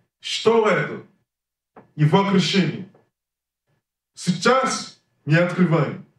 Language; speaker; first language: Russian; non-native, learner; English